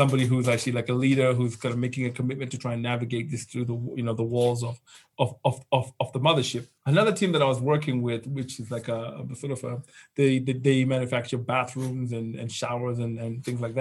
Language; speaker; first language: English; non-native, local second language; Shona